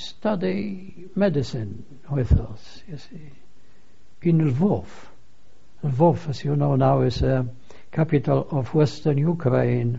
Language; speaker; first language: English; non-native, fluent; Polish